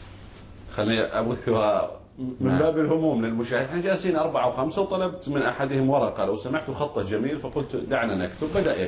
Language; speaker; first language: Arabic; native; Arabic